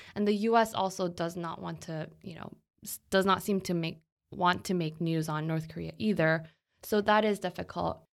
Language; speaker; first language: English; non-native, fluent; Korean